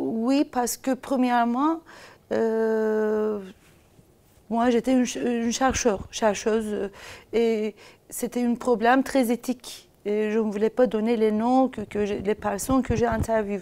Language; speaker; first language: French; non-native, fluent; Turkish